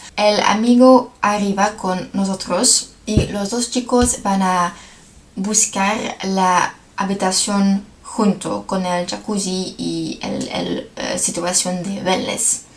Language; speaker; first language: Spanish; non-native, learner; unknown